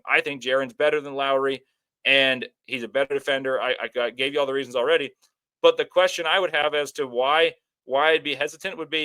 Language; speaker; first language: English; native; English